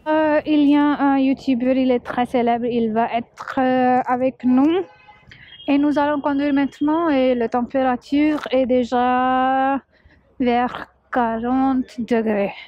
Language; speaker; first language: French; non-native, learner; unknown